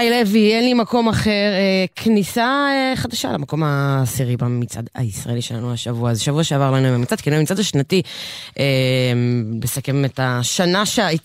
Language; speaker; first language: Hebrew; native; Hebrew